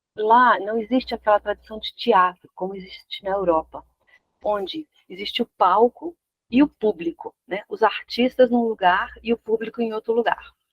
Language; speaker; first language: Portuguese; early bilingual, other home language; Spanish